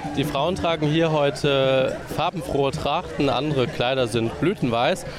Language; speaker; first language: German; native; German